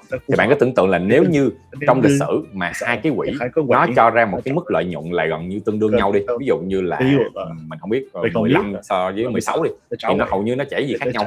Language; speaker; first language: Vietnamese; native; Vietnamese